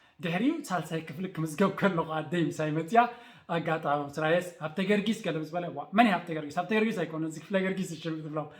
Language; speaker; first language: Tigrinya; native; Tigrinya